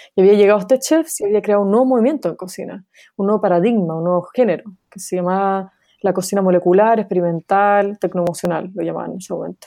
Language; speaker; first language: Spanish; native; Spanish